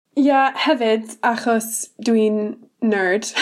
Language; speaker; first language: Welsh; non-native, learner; English